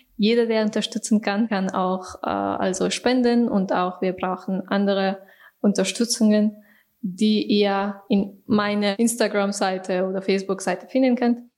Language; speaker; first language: German; non-native, fluent; Persian